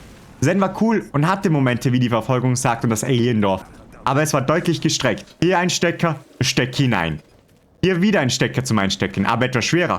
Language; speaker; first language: German; native; German